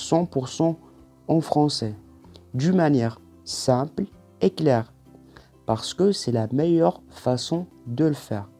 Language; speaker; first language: French; non-native, local second language; Arabic